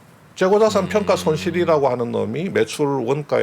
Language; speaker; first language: Korean; native; Korean